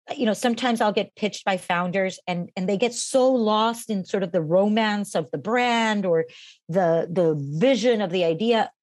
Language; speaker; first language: English; non-native, fluent; Spanish